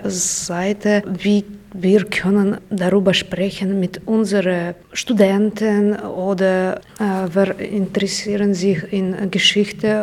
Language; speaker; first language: German; non-native, learner; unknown